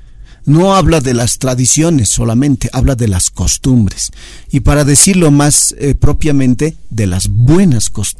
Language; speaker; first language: Spanish; native; Spanish